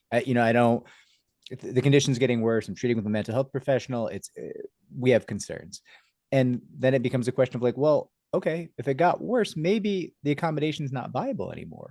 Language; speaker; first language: English; native; English